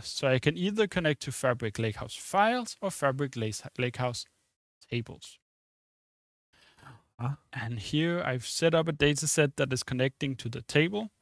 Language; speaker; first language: English; non-native, fluent; Danish